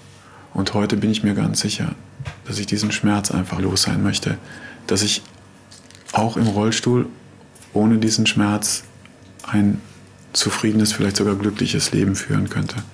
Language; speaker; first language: German; native; German